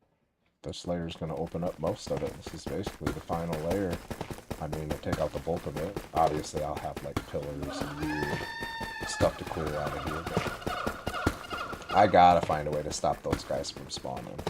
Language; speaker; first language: English; native; English